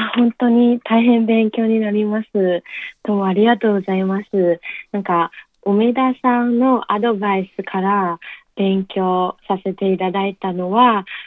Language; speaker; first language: Japanese; non-native, learner; Chinese